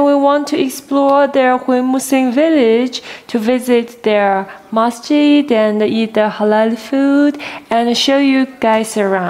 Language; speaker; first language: English; non-native, fluent; Chinese